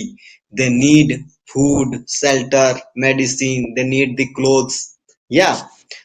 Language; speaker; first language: English; non-native, fluent; Hindi